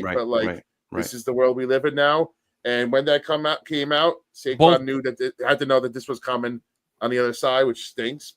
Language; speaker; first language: English; native; English